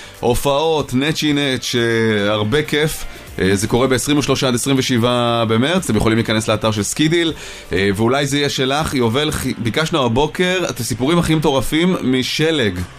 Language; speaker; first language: Hebrew; native; Hebrew